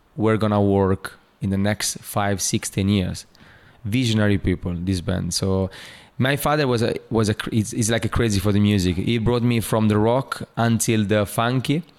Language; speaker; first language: English; non-native, fluent; Italian